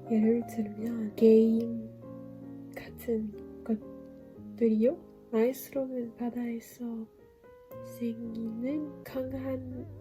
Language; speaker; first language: Korean; non-native, learner; French